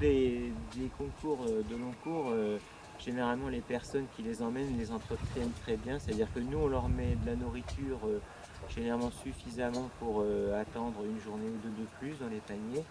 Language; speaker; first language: French; native; French